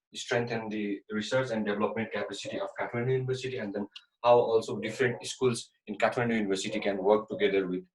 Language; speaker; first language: English; non-native, local second language; Nepali